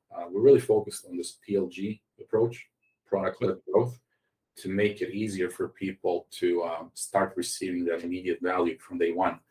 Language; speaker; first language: English; non-native, fluent; Croatian